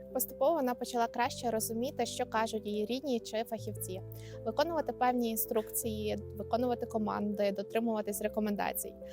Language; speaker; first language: Ukrainian; native; Ukrainian